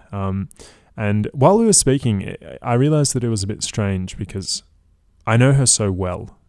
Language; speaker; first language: English; native; English